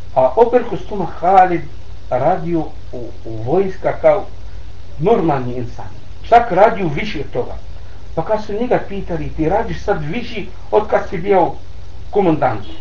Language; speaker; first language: Bosnian; non-native, learner; Arabic